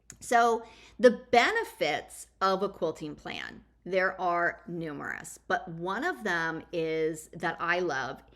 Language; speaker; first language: English; native; English